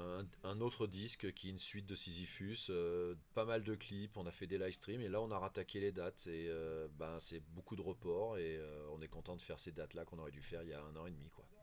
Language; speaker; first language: French; native; French